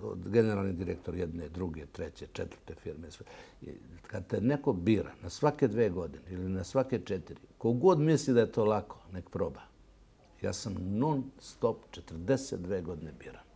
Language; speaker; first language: Serbian; native; Serbian